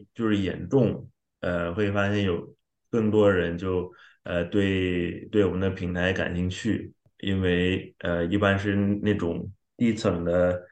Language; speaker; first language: Chinese; non-native, fluent; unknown